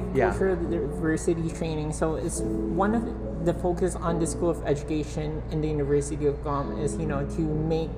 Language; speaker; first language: English; early bilingual, other home language; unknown